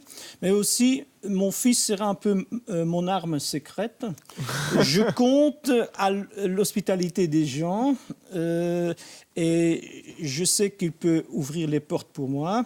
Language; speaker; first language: French; non-native, fluent; Dutch